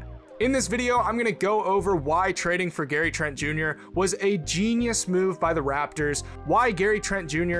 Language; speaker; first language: English; native; English